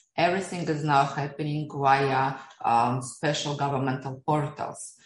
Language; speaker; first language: English; non-native, fluent; Russian